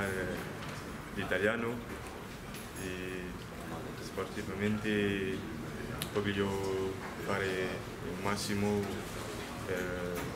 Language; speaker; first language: Italian; non-native, learner; French